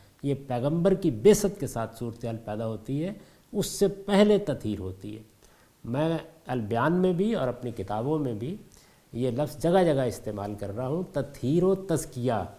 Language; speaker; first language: Urdu; native; Urdu